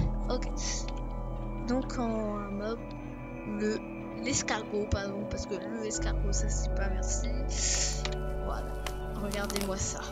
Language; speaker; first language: French; native; French